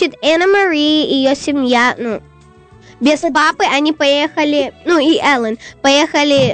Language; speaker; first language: Russian; early bilingual, heritage; Russian